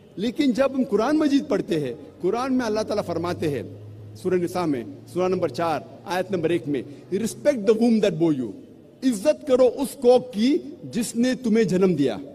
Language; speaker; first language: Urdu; non-native, local second language; Konkani